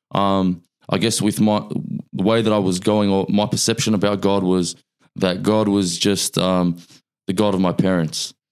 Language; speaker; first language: English; early bilingual, other home language; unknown